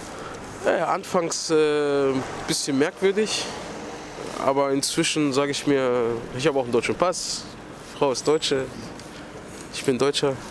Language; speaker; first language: German; early bilingual, other home language; Greek